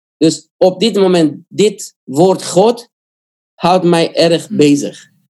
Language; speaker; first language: Dutch; non-native, fluent; Korean